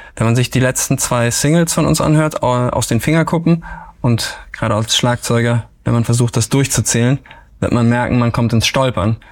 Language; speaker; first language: German; native; German